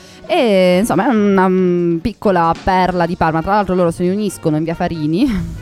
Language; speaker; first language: Italian; native; Italian